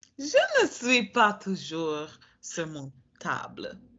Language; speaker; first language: French; non-native, learner; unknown